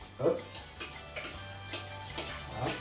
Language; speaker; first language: French; non-native, learner; Spanish